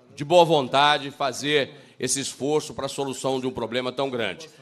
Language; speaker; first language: Portuguese; native; Portuguese